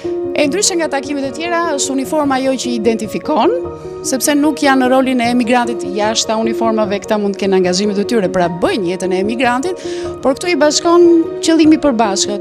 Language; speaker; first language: Albanian; native; Albanian